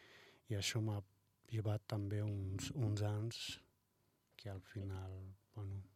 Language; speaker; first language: Catalan; non-native, learner; Arabic